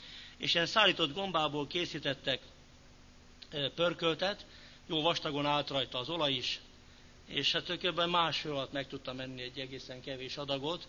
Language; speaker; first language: Hungarian; native; Hungarian